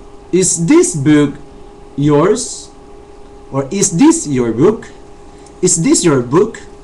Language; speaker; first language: English; non-native, local second language; Chavacano